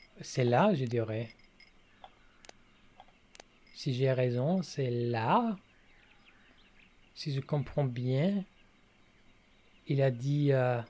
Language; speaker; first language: French; non-native, learner; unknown